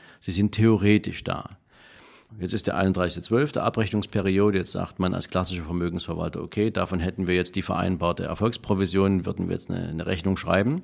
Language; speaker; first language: German; native; German